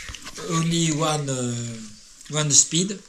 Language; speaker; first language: English; non-native, learner; French